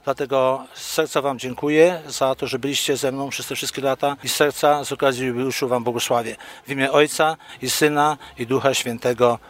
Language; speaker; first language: Polish; native; Polish